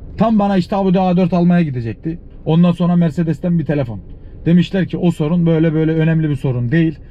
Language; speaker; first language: Turkish; native; Turkish